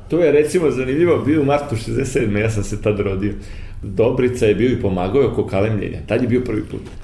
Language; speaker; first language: Serbian; native; Serbian